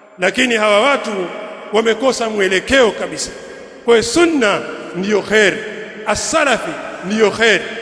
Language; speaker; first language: Swahili; native; Swahili